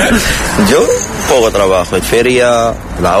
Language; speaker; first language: Spanish; non-native, learner; Arabic